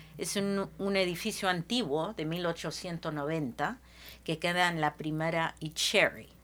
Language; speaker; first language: Spanish; early bilingual, heritage; Spanish